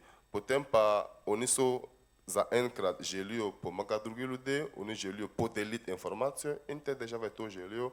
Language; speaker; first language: Slovenian; non-native, fluent; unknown